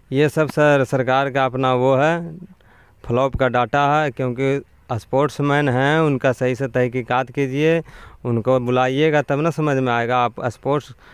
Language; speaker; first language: Hindi; native; Hindi